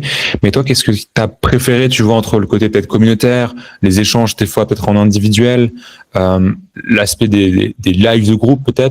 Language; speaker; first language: French; native; French